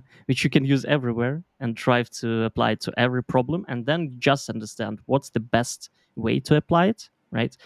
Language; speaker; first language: English; non-native, fluent; Belarusian